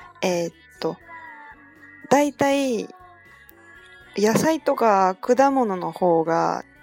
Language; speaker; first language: Japanese; non-native, fluent; Chinese